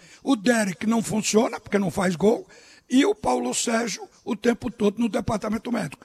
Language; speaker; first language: Portuguese; native; Portuguese